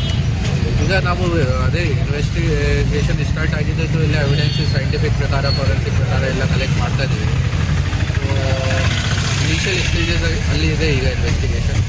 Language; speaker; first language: Kannada; non-native, local second language; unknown